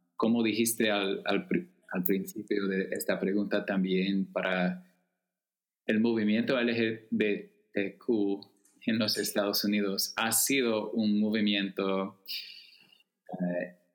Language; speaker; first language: Spanish; non-native, fluent; English